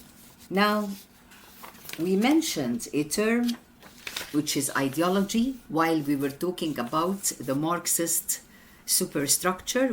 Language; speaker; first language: English; non-native, fluent; Arabic